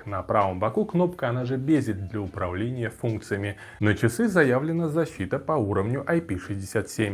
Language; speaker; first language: Russian; native; Russian